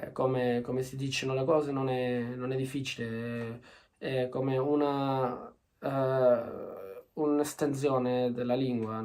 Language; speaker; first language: Italian; non-native, learner; Spanish